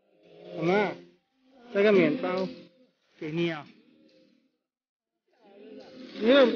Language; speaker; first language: Chinese; non-native, learner; Filipino